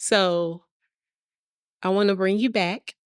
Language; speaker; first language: English; native; English